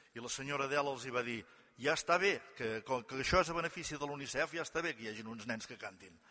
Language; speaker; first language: Catalan; native; Catalan